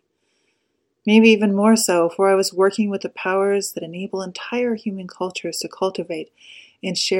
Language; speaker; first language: English; native; English